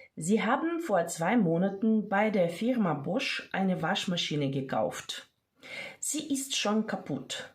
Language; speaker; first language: German; non-native, fluent; Ukrainian